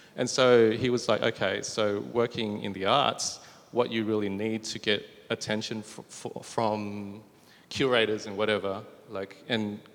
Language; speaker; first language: English; native; English